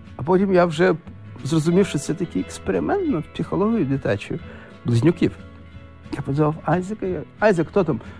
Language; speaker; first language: Ukrainian; non-native, local second language; Russian